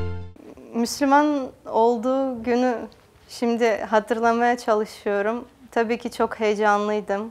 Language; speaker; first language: Turkish; non-native, fluent; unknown